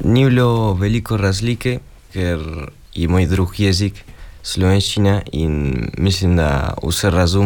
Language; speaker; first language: Slovenian; early bilingual, heritage; Spanish